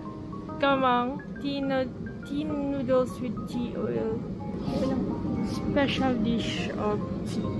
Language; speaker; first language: English; non-native, local second language; Filipino